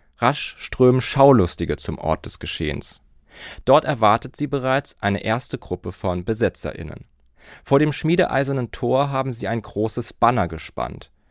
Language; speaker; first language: German; native; German